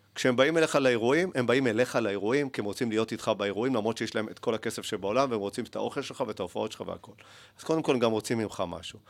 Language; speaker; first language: Hebrew; early bilingual, other home language; Spanish